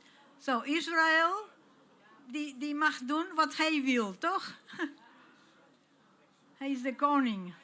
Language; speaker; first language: Dutch; non-native, fluent; Spanish